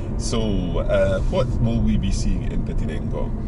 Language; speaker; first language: English; native; English